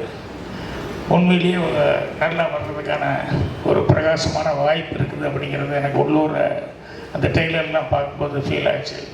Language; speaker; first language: Tamil; native; Tamil